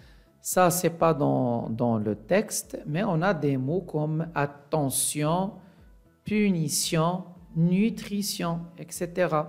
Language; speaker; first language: French; non-native, local second language; Arabic